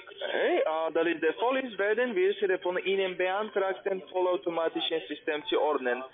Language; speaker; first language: German; non-native, learner; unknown